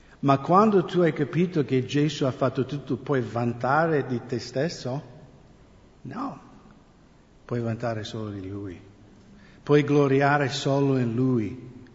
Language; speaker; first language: Italian; non-native, fluent; English